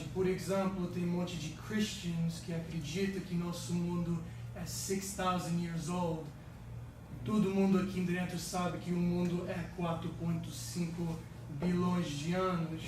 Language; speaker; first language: Portuguese; early bilingual, heritage; English